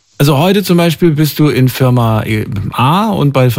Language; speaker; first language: German; native; German